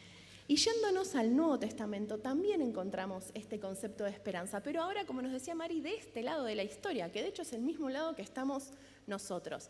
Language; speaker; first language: Spanish; native; Spanish